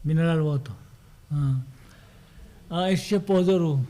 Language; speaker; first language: Czech; non-native, learner; Korean